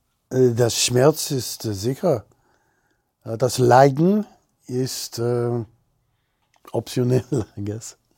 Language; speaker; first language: German; non-native, fluent; English